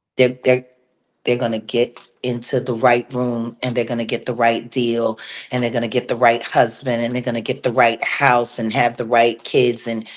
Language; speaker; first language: English; native; English